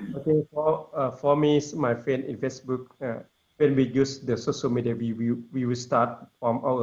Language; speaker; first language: English; non-native, learner; Lao